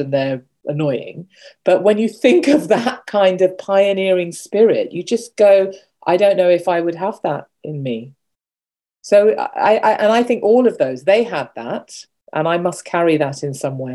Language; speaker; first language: English; native; English